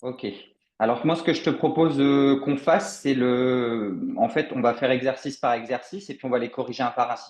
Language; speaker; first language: French; native; French